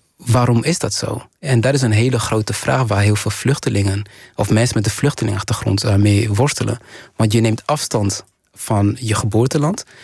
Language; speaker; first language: Dutch; early bilingual, other home language; Kinyarwanda